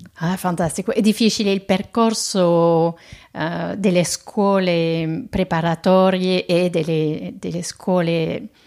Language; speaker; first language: Italian; non-native, fluent; French